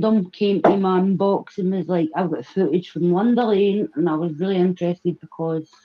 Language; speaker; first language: English; native; English